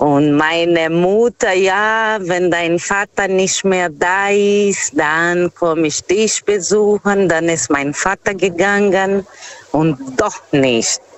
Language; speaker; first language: German; non-native, fluent; Portuguese